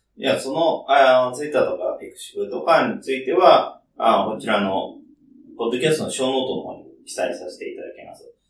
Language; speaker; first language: Japanese; native; Japanese